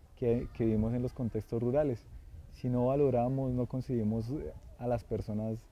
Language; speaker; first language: Spanish; native; Spanish